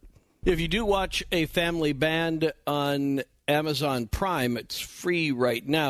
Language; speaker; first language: English; native; English